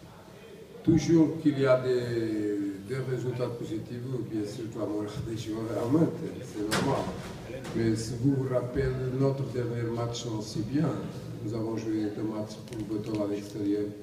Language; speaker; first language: French; non-native, learner; Portuguese